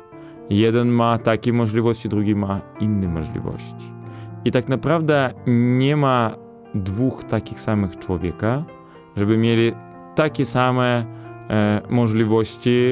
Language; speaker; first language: Polish; non-native, fluent; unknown